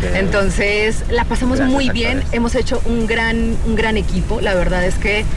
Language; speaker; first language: Spanish; native; Spanish